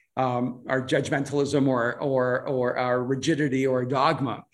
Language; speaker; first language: English; non-native, fluent; Spanish